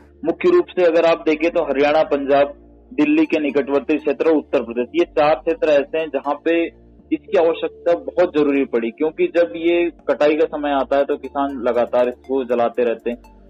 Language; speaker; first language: Hindi; native; Hindi